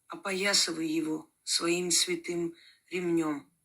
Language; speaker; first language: Russian; native; Russian